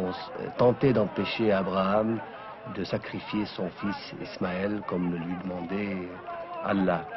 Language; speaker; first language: French; non-native, local second language; Arabic